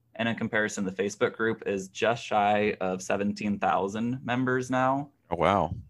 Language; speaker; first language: English; native; English